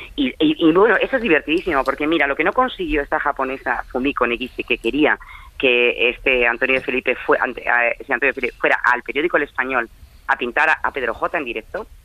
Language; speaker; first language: Spanish; native; Spanish